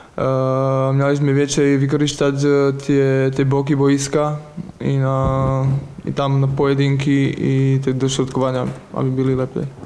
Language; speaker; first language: Polish; non-native, learner; Slovak